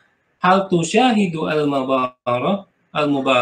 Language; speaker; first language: Arabic; non-native, fluent; Indonesian